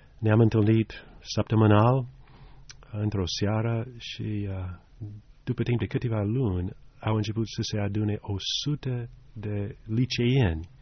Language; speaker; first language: Romanian; non-native, fluent; English